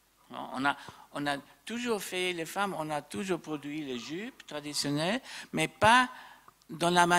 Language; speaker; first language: French; non-native, fluent; German